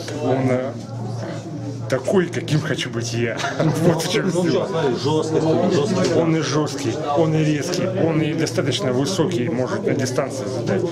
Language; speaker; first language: Russian; native; Russian